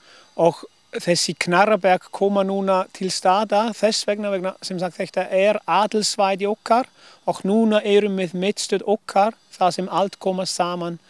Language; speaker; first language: Icelandic; non-native, learner; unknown